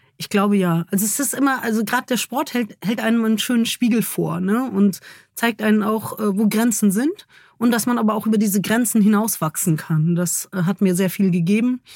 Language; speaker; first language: German; early bilingual, other home language; Kurdish